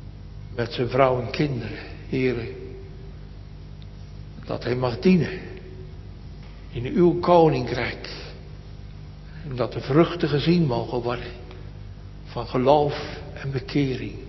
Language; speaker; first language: Dutch; native; Dutch